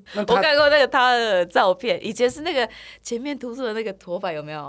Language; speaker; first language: Chinese; non-native, fluent; Japanese